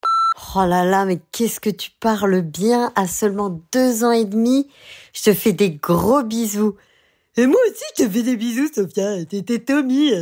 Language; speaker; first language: French; native; French